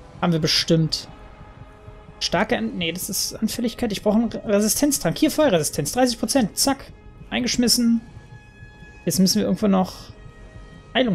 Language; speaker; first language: German; native; German